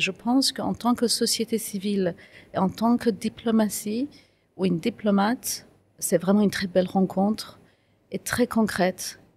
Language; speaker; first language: French; non-native, fluent; Kurdish